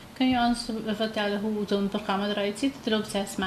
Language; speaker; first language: Dutch; non-native, local second language; Papiamento